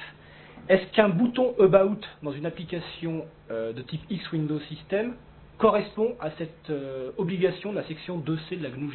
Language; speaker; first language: French; native; French